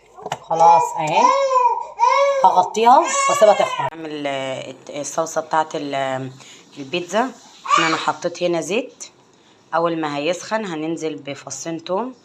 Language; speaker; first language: Arabic; native; Arabic